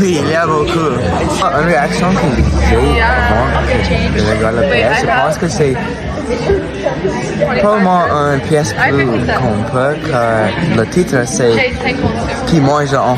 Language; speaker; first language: French; non-native, learner; English